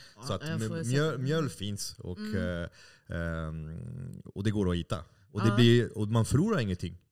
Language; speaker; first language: Swedish; non-native, fluent; French